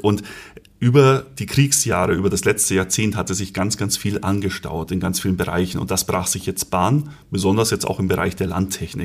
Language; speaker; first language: German; native; German